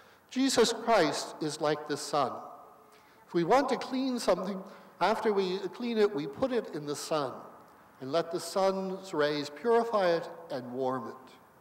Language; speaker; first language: English; native; English